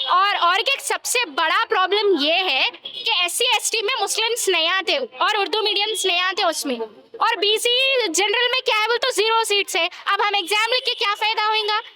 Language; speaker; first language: Hindi; non-native, local second language; Urdu